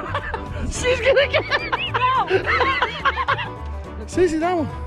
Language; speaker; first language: English; native; English